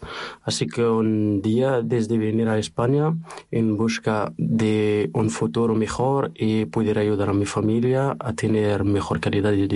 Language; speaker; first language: Spanish; non-native, learner; Arabic